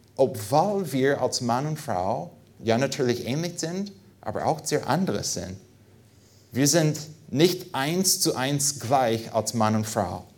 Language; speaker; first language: German; non-native, fluent; English